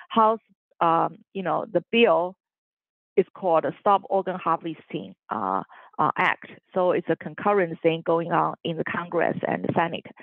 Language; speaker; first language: English; non-native, fluent; Chinese